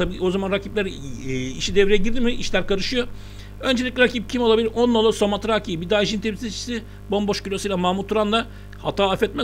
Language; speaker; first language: Turkish; native; Turkish